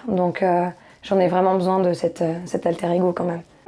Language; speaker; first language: French; native; French